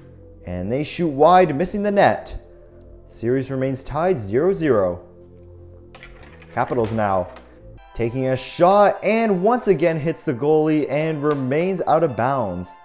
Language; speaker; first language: English; native; English